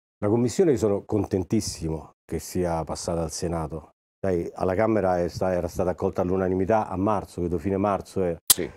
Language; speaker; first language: Italian; native; Italian